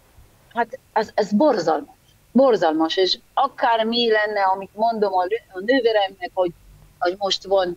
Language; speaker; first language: Hungarian; early bilingual, heritage; Hebrew